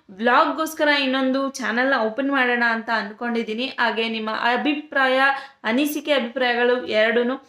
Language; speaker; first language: Kannada; native; Kannada